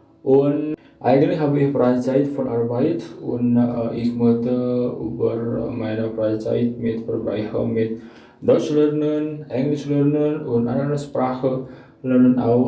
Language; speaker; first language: German; non-native, learner; Indonesian